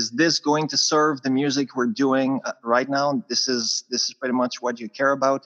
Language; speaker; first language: English; non-native, fluent; French